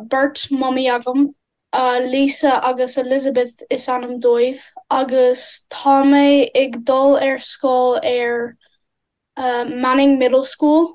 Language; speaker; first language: Irish; non-native, learner; English